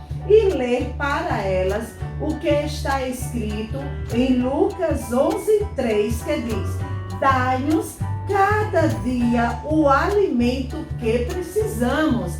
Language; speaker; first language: Portuguese; native; Portuguese